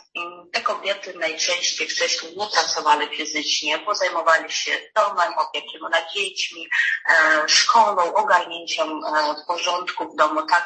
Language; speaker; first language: Polish; non-native, fluent; Ukrainian